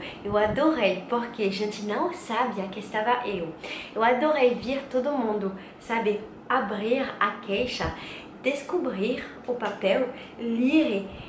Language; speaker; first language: Portuguese; non-native, learner; French